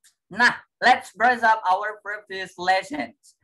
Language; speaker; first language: English; non-native, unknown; Indonesian